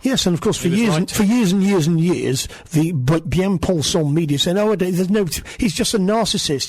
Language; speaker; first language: English; native; English